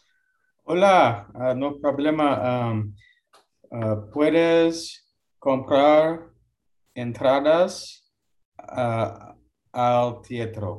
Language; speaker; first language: Spanish; non-native, learner; English